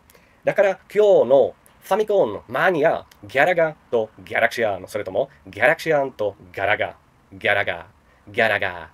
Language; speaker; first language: Japanese; non-native, learner; Czech